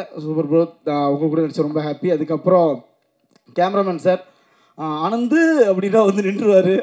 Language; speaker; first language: Tamil; native; Tamil